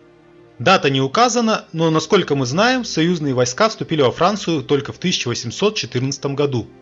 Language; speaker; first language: Russian; native; Russian